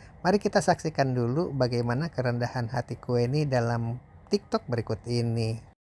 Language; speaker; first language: Indonesian; native; Indonesian